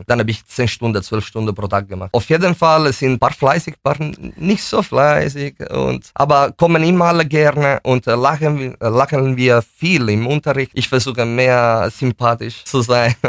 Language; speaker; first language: German; non-native, fluent; Italian